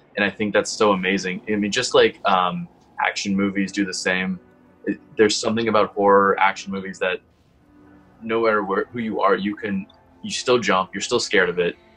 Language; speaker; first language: English; native; English